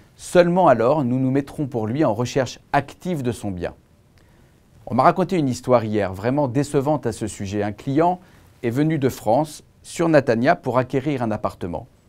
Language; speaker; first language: French; native; French